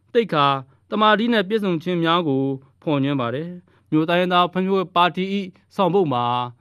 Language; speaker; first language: Burmese; non-native, local second language; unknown